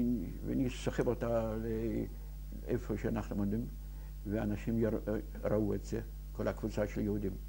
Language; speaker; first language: Hebrew; non-native, fluent; Yiddish